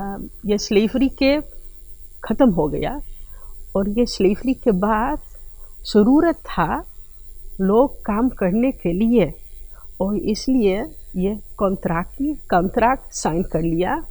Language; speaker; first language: Hindi; early bilingual, heritage; Dutch